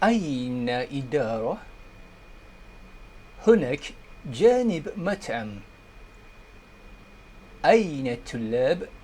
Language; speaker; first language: Arabic; non-native, fluent; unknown